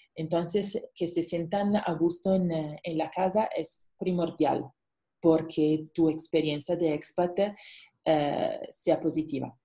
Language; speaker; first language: Spanish; non-native, fluent; Italian